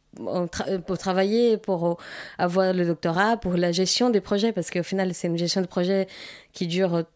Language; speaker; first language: French; non-native, fluent; Portuguese